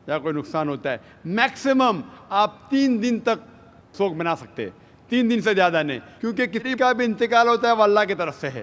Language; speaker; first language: Hindi; native; Hindi